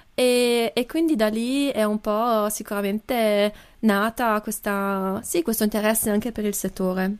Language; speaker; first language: Italian; non-native, local second language; German